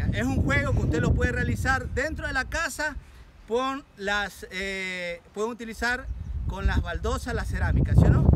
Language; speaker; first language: Spanish; native; Spanish